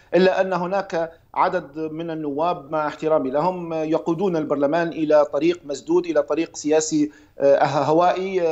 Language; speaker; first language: Arabic; native; Arabic